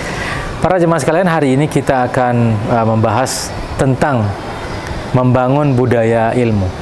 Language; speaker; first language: Indonesian; native; Indonesian